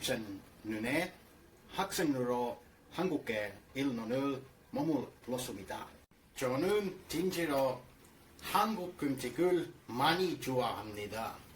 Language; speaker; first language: Korean; non-native, learner; Finnish